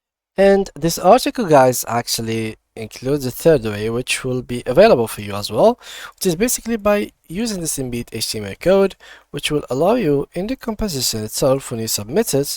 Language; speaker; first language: English; non-native, fluent; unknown